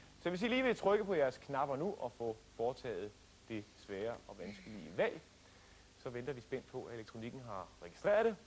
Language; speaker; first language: Danish; native; Danish